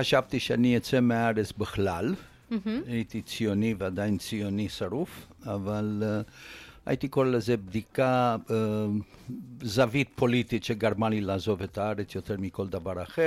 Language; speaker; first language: Hebrew; non-native, fluent; Romanian